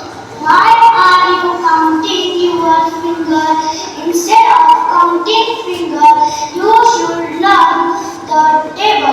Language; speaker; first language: English; non-native, learner; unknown